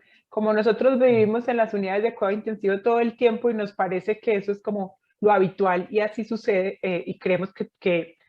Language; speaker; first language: Spanish; native; Spanish